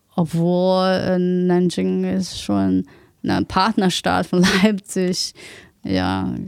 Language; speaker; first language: German; non-native, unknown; Chinese